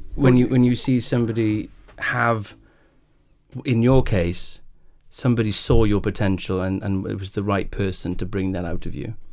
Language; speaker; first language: English; native; English